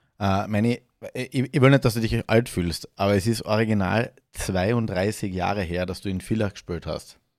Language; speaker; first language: German; native; German